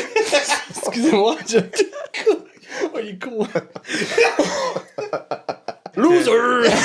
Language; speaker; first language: French; native; French